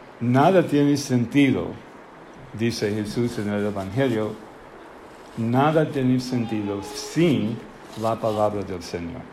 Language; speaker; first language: Spanish; non-native, fluent; English